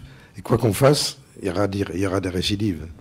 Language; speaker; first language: French; native; French